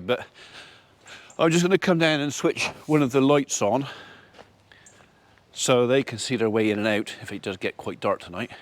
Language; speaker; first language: English; native; English